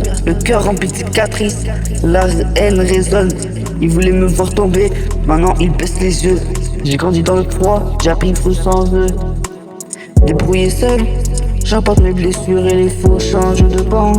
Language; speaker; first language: French; native; French